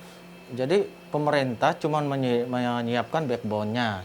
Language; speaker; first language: Indonesian; native; Indonesian